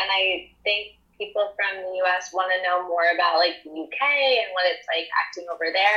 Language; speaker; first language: English; native; English